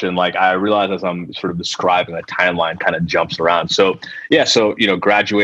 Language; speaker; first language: English; early bilingual, other home language; Telugu